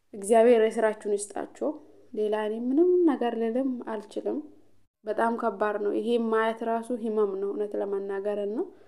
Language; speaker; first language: Amharic; non-native, local second language; Oromo